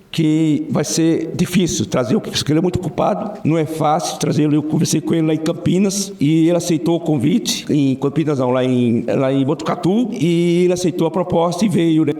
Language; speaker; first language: Portuguese; native; Portuguese